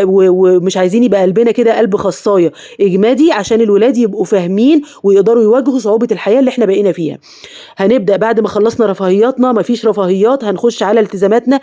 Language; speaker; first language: Arabic; native; Arabic